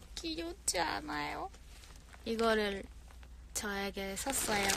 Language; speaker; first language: Korean; non-native, learner; Japanese